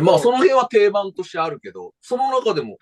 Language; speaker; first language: Japanese; native; Japanese